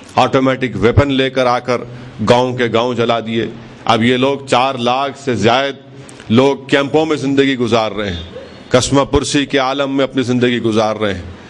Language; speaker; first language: Urdu; native; Urdu